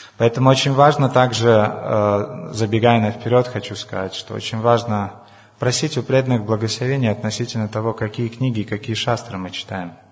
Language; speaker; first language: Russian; non-native, local second language; Ukrainian